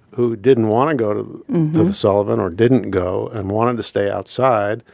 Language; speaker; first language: English; native; English